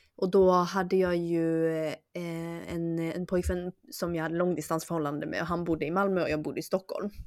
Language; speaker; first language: Swedish; early bilingual, other home language; Chinese